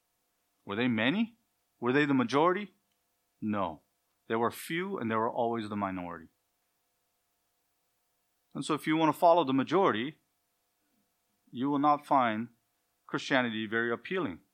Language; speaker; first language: English; native; English